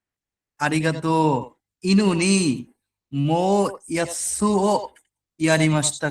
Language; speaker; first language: Japanese; non-native, learner; Bangla